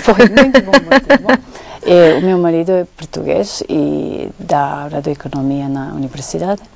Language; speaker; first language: Portuguese; non-native, fluent; Japanese